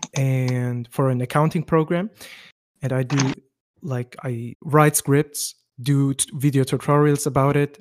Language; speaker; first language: English; non-native, fluent; German